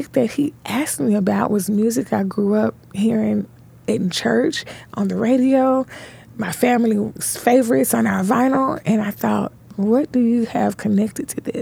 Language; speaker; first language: English; native; English